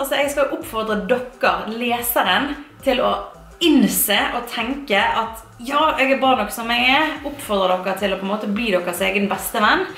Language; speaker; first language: Norwegian; native; Norwegian